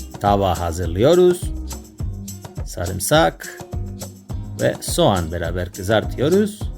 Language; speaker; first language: Turkish; non-native, learner; Spanish